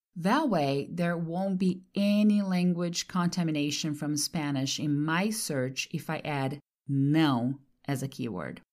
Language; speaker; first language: English; non-native, fluent; Portuguese